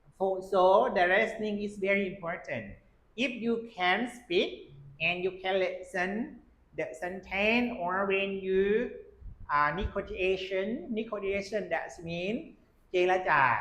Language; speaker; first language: English; non-native, learner; Lao